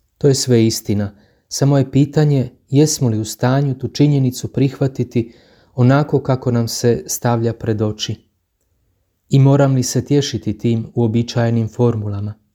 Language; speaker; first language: Croatian; native; Croatian